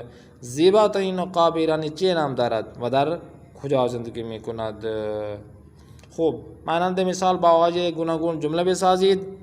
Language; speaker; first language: Persian; non-native, fluent; Urdu